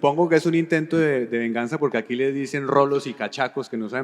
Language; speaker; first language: Spanish; native; Spanish